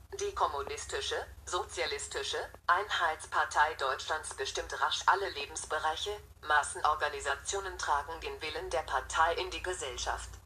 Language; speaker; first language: German; non-native, learner; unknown